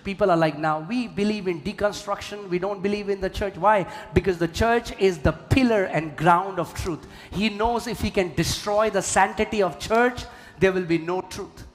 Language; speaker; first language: English; non-native, local second language; Hindi